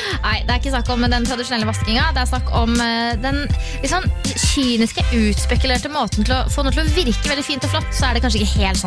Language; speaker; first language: Norwegian; native; Norwegian